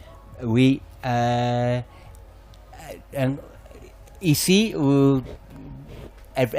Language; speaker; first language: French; non-native, learner; English